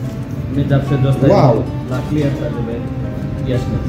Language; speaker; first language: Polish; non-native, learner; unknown